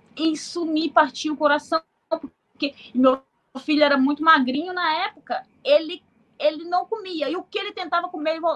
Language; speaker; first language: Portuguese; native; Portuguese